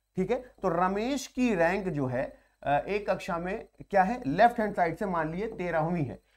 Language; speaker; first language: Hindi; native; Hindi